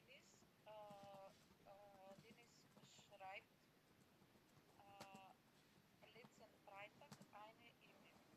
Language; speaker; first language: German; non-native, learner; Macedonian